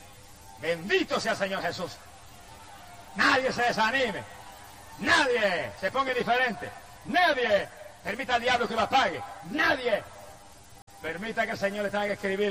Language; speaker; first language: Spanish; native; Spanish